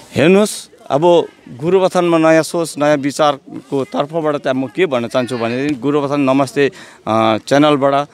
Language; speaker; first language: Nepali; native; Nepali